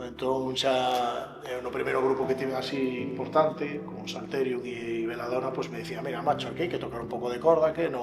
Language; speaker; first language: Galician; non-native, local second language; Spanish